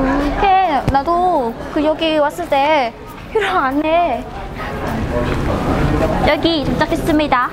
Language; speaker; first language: Korean; non-native, learner; Vietnamese